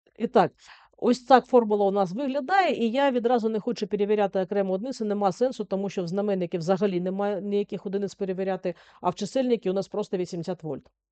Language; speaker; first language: Ukrainian; native; Ukrainian